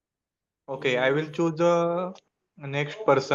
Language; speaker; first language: English; non-native, learner; Hindi